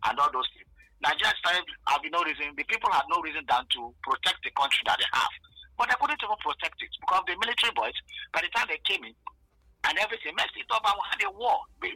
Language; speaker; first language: English; non-native, local second language; Igbo